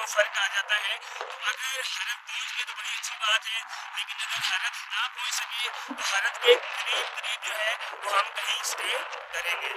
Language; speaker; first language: Urdu; non-native, local second language; Punjabi